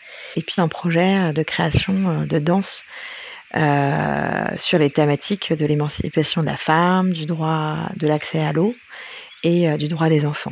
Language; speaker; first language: French; native; French